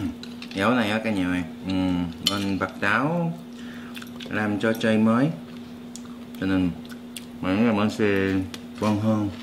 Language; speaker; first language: Vietnamese; non-native, learner; Korean